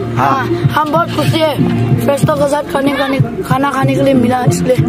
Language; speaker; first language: Hindi; non-native, local second language; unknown